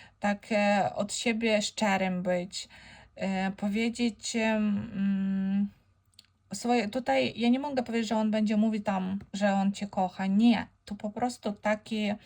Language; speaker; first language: Polish; non-native, fluent; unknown